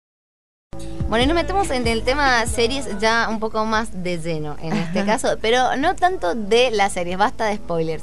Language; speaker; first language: Spanish; native; Spanish